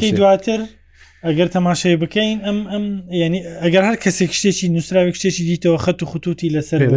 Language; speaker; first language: Central Kurdish; native; Central Kurdish